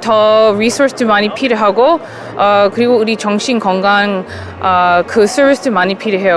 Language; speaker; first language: Korean; early bilingual, heritage; English